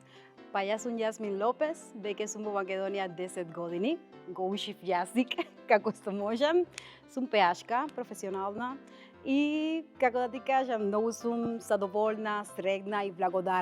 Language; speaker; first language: Macedonian; non-native, fluent; Spanish